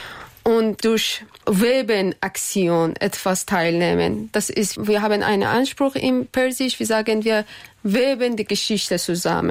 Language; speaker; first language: German; non-native, learner; Persian